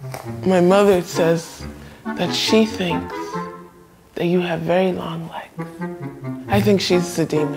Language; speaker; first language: English; native; English